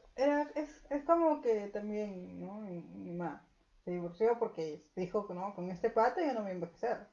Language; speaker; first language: Spanish; native; Spanish